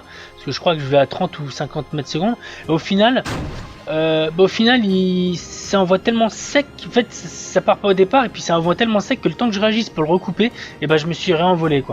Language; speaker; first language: French; native; French